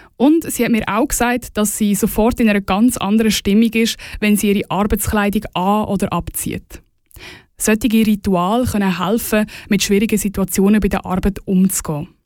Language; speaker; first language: German; native; German